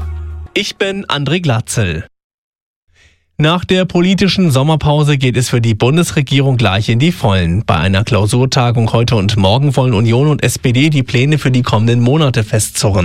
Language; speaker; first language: German; native; German